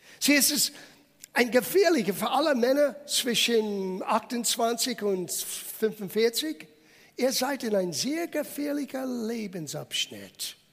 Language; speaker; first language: German; non-native, fluent; English